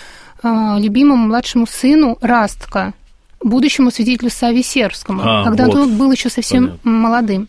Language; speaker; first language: Russian; native; Russian